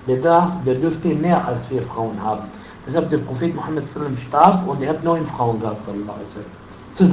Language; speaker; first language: German; non-native, fluent; Arabic